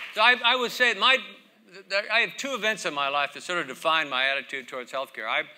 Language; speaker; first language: English; native; English